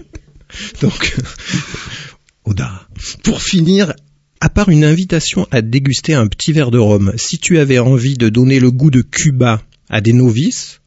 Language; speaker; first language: French; native; French